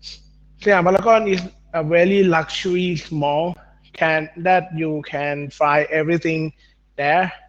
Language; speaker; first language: English; non-native, learner; Thai